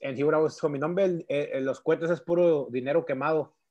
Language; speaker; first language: Spanish; early bilingual, heritage; Spanish